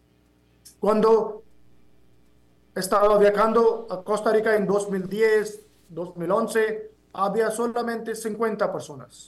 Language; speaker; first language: Spanish; non-native, fluent; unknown